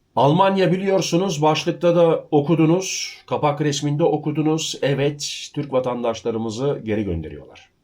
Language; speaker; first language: Turkish; early bilingual, heritage; Turkish